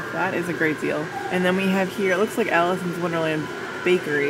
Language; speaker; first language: English; native; English